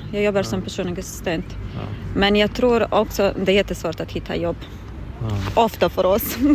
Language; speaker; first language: Swedish; non-native, learner; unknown